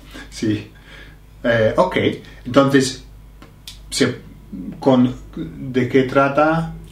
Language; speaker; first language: Spanish; non-native, learner; English